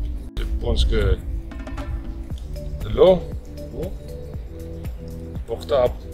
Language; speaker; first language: French; non-native, learner; Afrikaans